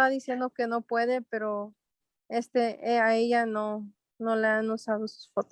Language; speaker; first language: Spanish; early bilingual, heritage; Spanish